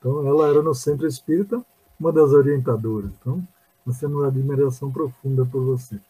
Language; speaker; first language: Portuguese; native; Portuguese